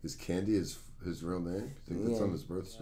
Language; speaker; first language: English; native; English